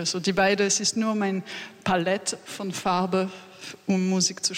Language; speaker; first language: German; non-native, fluent; French